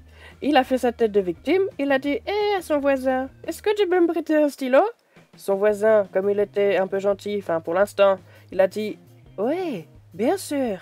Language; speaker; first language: French; native; French